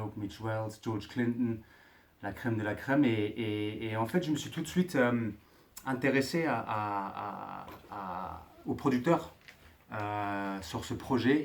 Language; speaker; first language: French; native; French